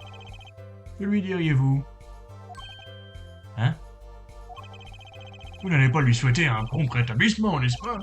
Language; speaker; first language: French; native; French